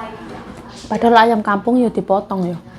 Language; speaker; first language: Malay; non-native, local second language; Javanese